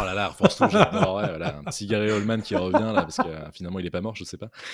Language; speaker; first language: French; native; French